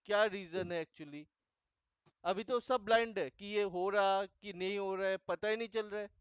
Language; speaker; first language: Hindi; non-native, local second language; Bangla